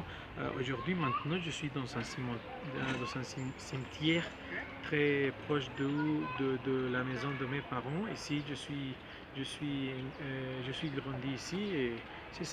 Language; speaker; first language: French; non-native, learner; Spanish